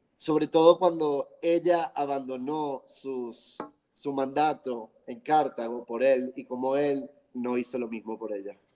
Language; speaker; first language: Spanish; non-native, fluent; English